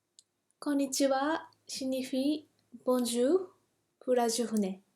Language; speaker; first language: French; non-native, fluent; Japanese